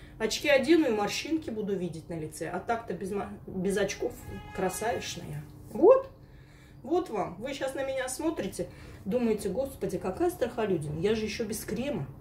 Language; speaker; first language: Russian; native; Russian